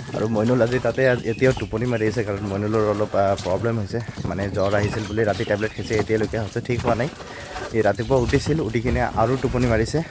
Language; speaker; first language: Assamese; non-native, local second language; Bangla